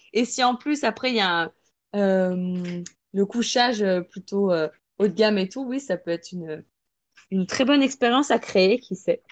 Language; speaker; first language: French; native; French